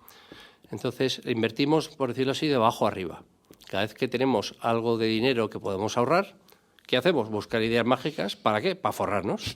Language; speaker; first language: Spanish; native; Spanish